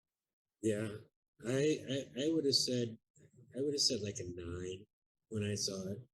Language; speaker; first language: English; native; English